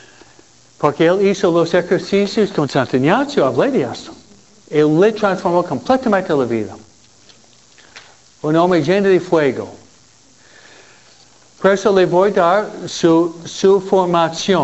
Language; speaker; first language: Spanish; non-native, fluent; English